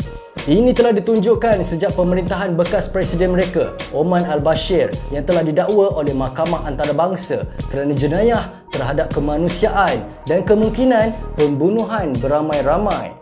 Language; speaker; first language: Malay; native; Malay